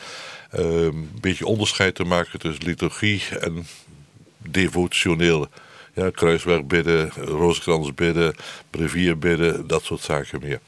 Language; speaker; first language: Dutch; native; Dutch